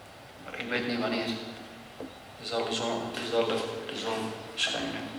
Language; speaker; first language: Dutch; non-native, learner; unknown